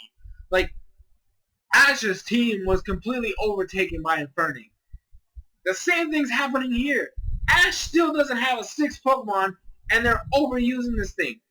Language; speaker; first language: English; native; English